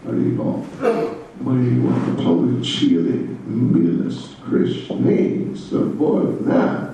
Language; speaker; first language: Russian; non-native, learner; English